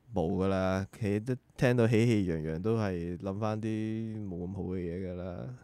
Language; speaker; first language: Cantonese; native; Cantonese